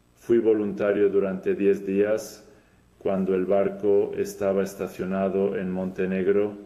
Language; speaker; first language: Spanish; non-native, fluent; Serbian